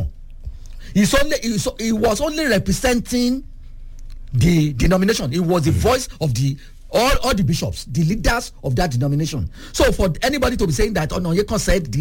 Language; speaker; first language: English; non-native, local second language; Yoruba